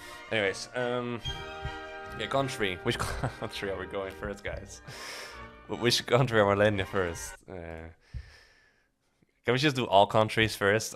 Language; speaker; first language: English; non-native, fluent; Dutch